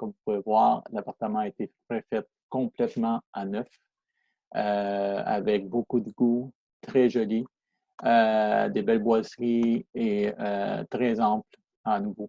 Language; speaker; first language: French; non-native, fluent; Spanish